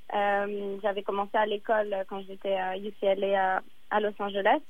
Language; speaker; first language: French; native; French